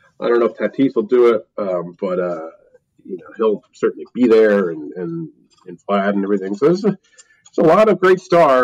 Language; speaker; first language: English; native; English